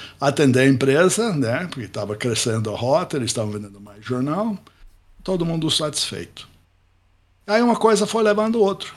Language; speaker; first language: Portuguese; non-native, fluent; English